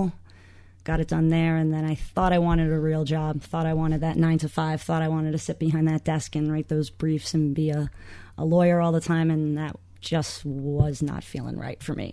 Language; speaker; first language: English; native; English